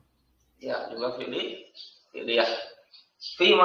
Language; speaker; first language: Arabic; non-native, fluent; Indonesian